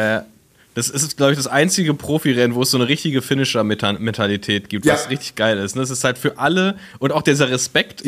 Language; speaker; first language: German; native; German